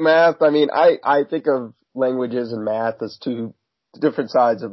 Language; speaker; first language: English; native; English